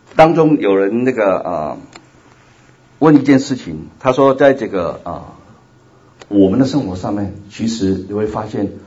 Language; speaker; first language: Chinese; non-native, local second language; Cantonese